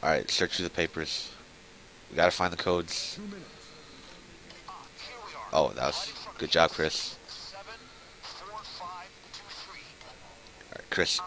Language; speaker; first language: English; native; English